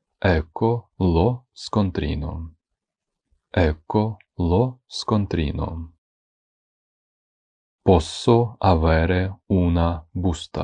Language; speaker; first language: Italian; non-native, fluent; Ukrainian